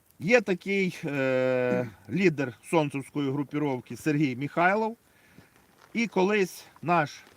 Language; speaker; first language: Ukrainian; native; Ukrainian